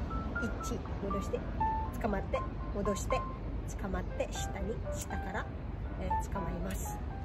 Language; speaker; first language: Japanese; non-native, fluent; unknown